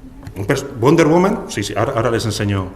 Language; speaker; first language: Spanish; native; Spanish